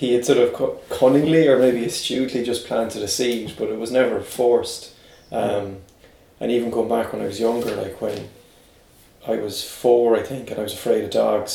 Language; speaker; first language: English; native; English